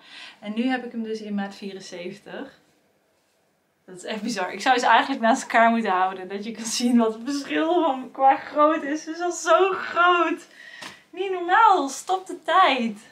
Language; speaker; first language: Dutch; native; Dutch